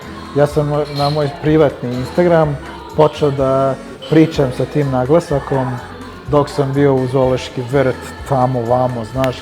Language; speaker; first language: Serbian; early bilingual, heritage; Serbian